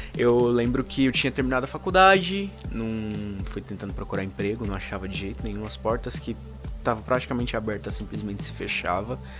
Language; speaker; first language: Portuguese; native; Portuguese